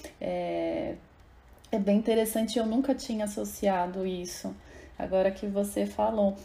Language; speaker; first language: Portuguese; native; Portuguese